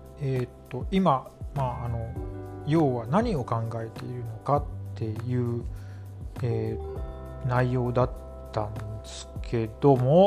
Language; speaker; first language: Japanese; native; Japanese